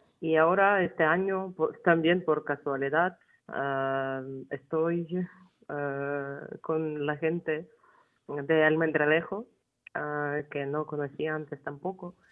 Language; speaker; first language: Spanish; non-native, fluent; Ukrainian